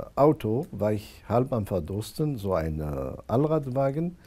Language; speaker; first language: German; non-native, fluent; Arabic